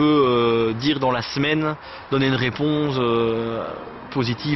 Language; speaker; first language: French; native; French